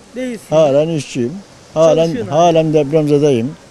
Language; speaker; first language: Turkish; native; Turkish